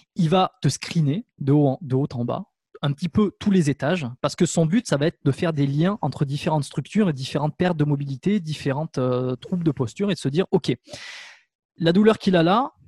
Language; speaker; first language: French; native; French